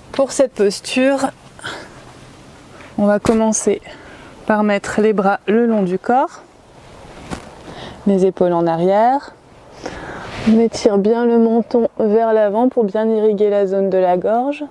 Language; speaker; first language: French; native; French